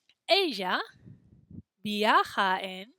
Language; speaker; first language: Spanish; non-native, fluent; English